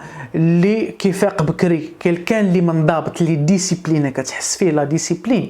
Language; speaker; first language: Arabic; native; Arabic